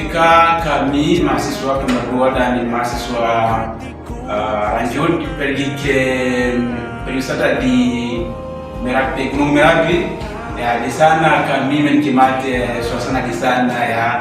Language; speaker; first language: Indonesian; non-native, learner; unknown